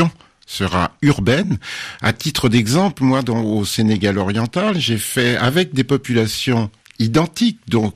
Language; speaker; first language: French; native; French